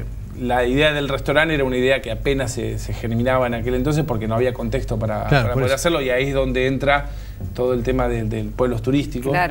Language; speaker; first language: Spanish; native; Spanish